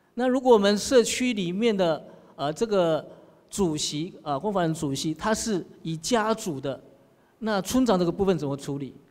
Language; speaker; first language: Chinese; native; Chinese